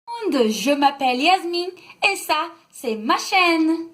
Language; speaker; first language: French; non-native, learner; Portuguese